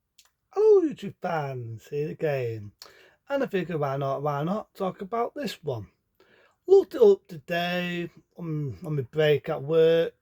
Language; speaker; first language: English; native; English